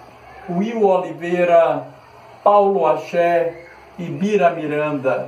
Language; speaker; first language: Portuguese; native; Portuguese